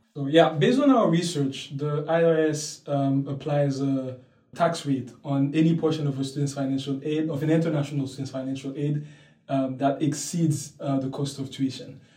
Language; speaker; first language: English; non-native, fluent; Haitian Creole